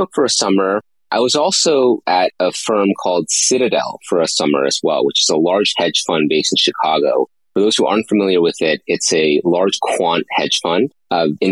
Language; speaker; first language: English; native; English